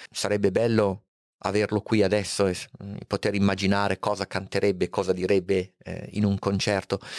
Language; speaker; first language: Italian; native; Italian